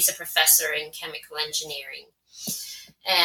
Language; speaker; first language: English; non-native, fluent; Swedish